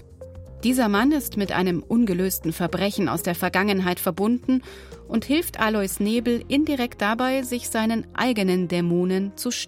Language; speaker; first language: German; native; German